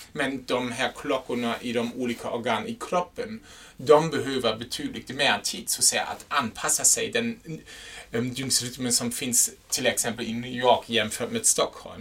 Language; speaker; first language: Swedish; non-native, fluent; German